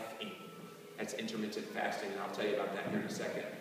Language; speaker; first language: English; native; English